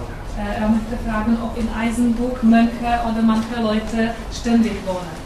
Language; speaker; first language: German; non-native, fluent; Czech